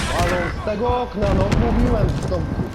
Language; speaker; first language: Polish; native; Polish